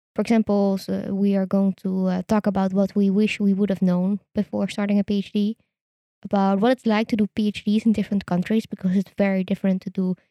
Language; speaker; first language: English; non-native, fluent; Dutch